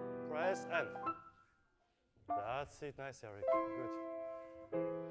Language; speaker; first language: English; non-native, fluent; French